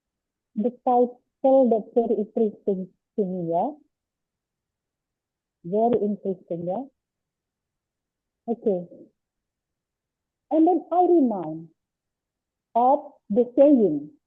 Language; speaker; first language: English; non-native, learner; Indonesian